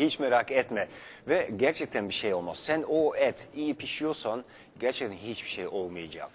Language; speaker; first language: Turkish; non-native, fluent; Dutch